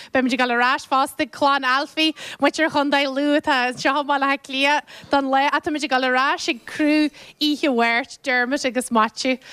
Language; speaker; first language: Irish; native; Irish